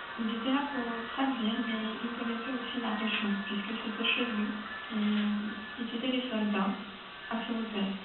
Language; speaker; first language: French; early bilingual, other home language; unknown